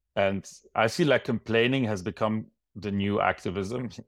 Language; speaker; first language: English; non-native, fluent; Arabic